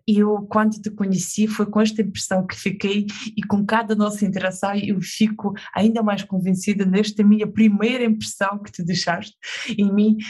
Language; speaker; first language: Portuguese; non-native, fluent; Russian